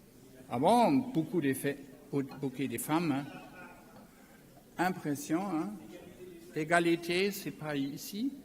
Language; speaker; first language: French; non-native, learner; German